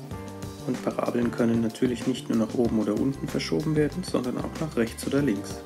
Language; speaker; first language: German; native; German